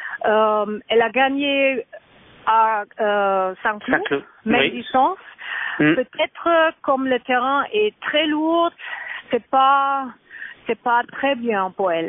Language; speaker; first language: French; non-native, learner; German